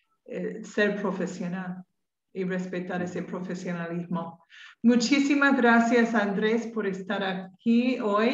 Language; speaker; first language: Spanish; non-native, fluent; English